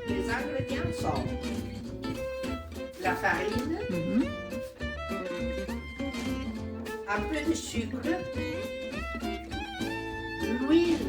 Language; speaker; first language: French; non-native, learner; Italian